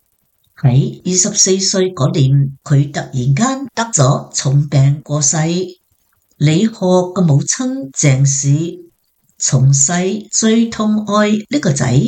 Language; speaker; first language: Chinese; native; Chinese